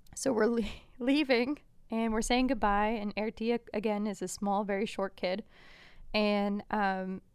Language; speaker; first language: English; early bilingual, other home language; Albanian